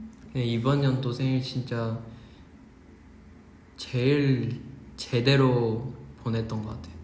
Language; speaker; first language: Korean; non-native, fluent; Chinese